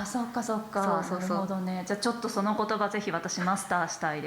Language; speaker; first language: Japanese; native; Japanese